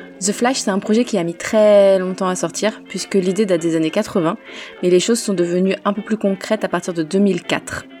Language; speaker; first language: French; native; French